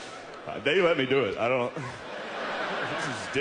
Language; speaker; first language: English; native; English